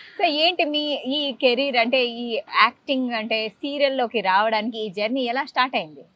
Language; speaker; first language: Telugu; native; Telugu